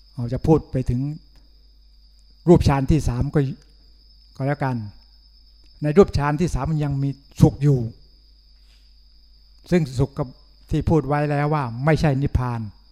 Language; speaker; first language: Thai; native; Thai